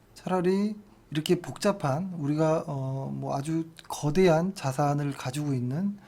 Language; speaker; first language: Korean; native; Korean